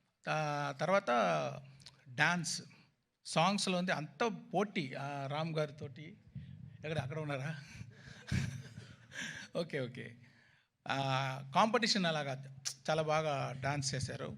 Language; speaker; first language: Telugu; non-native, fluent; Tamil